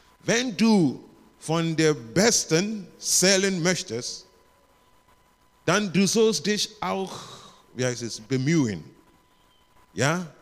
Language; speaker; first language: German; non-native, learner; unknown